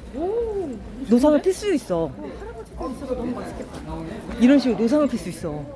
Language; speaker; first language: Korean; early bilingual, heritage; Korean